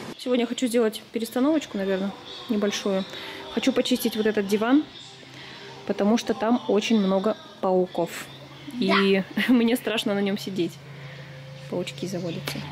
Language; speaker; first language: Russian; native; Russian